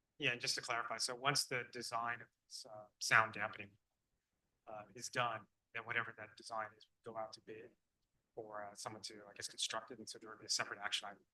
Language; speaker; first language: English; non-native, fluent; Chinese